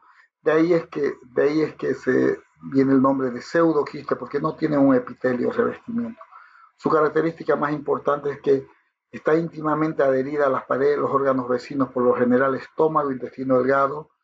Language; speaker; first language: Spanish; native; Spanish